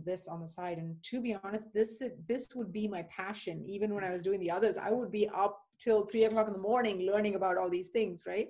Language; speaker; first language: English; non-native, local second language; Tamil